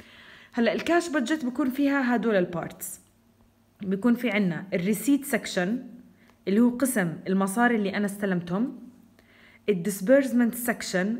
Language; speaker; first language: Arabic; native; Arabic